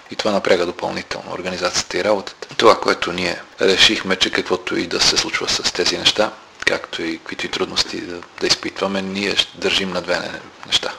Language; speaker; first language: Bulgarian; native; Bulgarian